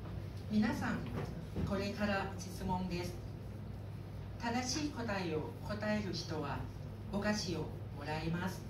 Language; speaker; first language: Japanese; non-native, learner; Thai